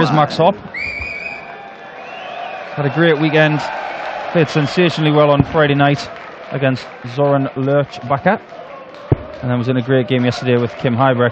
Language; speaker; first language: English; native; English